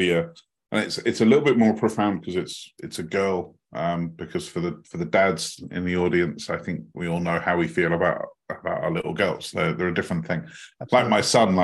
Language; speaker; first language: English; native; English